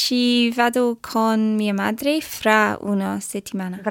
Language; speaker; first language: Italian; non-native, learner; English